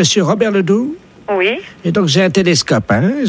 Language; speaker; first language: French; native; French